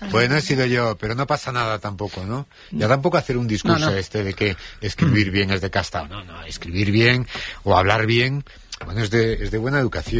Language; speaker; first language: Spanish; native; Spanish